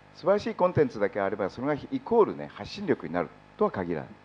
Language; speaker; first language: Japanese; native; Japanese